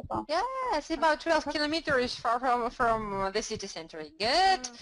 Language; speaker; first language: English; non-native, fluent; Russian